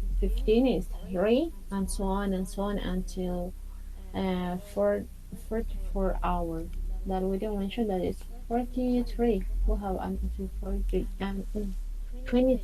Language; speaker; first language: English; non-native, fluent; Spanish